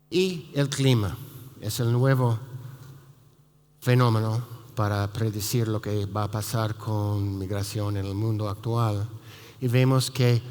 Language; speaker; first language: Spanish; non-native, fluent; English